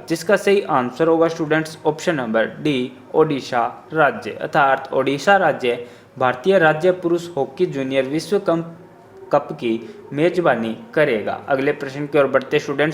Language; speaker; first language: Hindi; native; Hindi